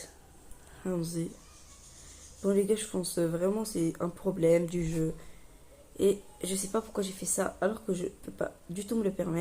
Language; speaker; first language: French; native; French